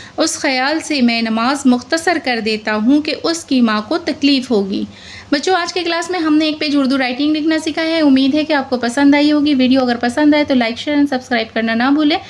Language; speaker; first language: Hindi; native; Hindi